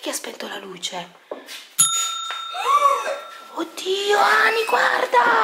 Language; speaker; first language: Italian; native; Italian